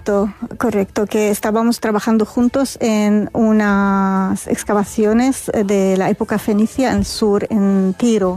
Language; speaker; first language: Spanish; non-native, fluent; Arabic